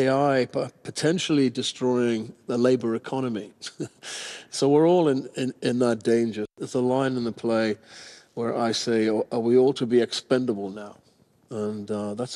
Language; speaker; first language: English; native; English